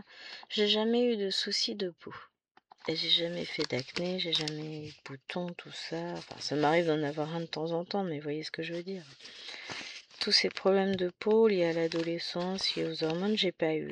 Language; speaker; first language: French; native; French